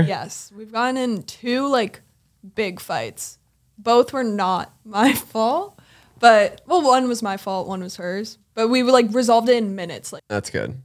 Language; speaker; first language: English; native; English